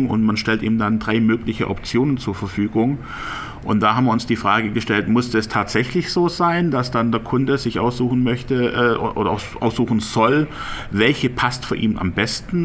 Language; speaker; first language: German; native; German